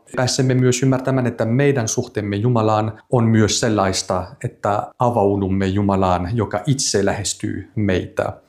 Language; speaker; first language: Finnish; non-native, fluent; French